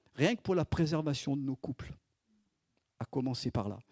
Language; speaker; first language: French; native; French